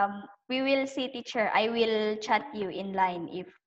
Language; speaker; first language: English; non-native, learner; Thai